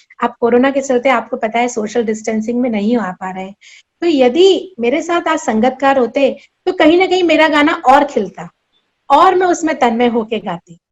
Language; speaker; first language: Hindi; non-native, local second language; Marathi